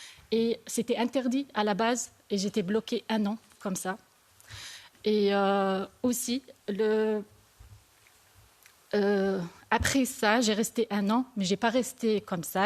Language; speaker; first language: French; non-native, learner; Arabic